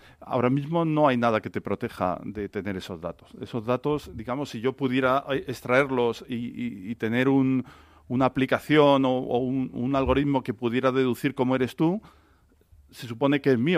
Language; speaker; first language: Spanish; native; Spanish